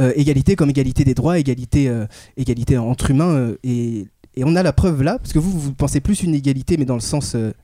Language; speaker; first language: French; native; French